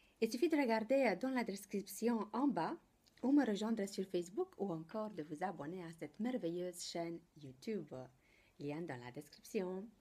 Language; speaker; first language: French; non-native, fluent; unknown